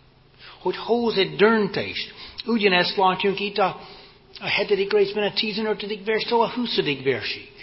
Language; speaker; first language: Hungarian; non-native, fluent; English